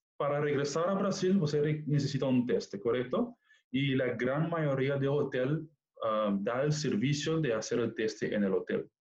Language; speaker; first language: Spanish; non-native, fluent; Papiamento